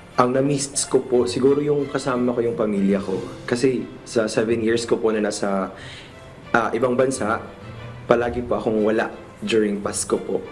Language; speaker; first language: Filipino; non-native, local second language; Cebuano